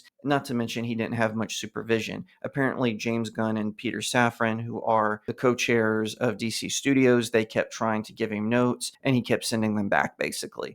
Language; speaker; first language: English; native; English